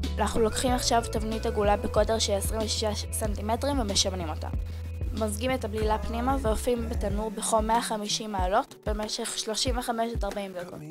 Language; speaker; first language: Hebrew; native; Hebrew